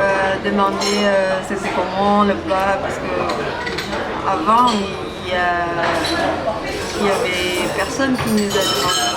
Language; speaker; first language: French; non-native, learner; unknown